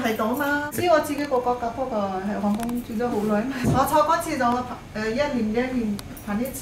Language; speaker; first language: Cantonese; non-native, learner; Nepali